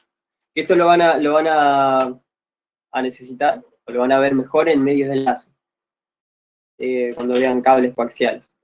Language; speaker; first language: Spanish; native; Spanish